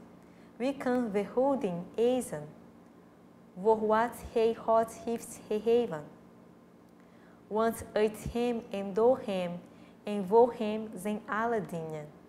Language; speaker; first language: Dutch; non-native, fluent; Portuguese